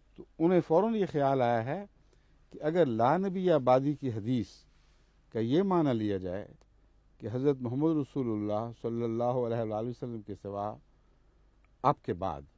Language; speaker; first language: Urdu; native; Urdu